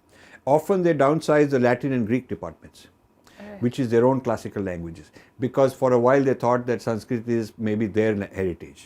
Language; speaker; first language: English; non-native, local second language; Hindi